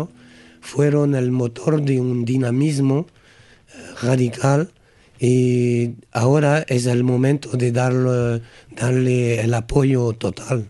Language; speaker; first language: Spanish; non-native, learner; French